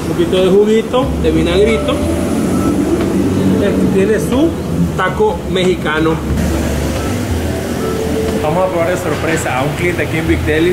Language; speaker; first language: Spanish; native; Spanish